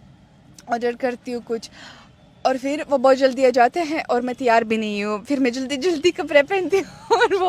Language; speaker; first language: Hindi; non-native, learner; Russian